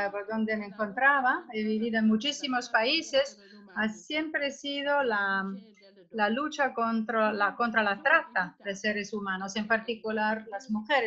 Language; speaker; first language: Spanish; non-native, fluent; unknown